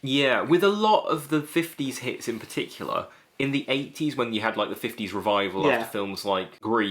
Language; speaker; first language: English; native; English